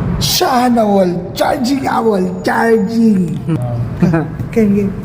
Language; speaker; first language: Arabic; non-native, learner; Filipino